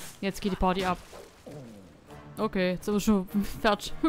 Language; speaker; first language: German; native; German